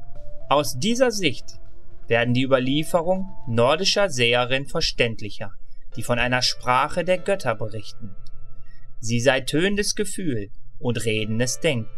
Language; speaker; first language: German; native; German